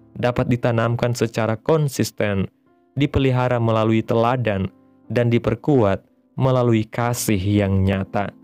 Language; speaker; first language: Indonesian; native; Indonesian